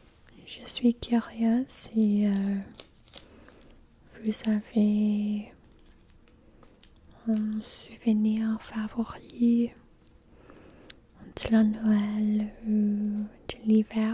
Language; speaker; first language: French; non-native, learner; English